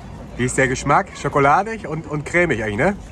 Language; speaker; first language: German; native; German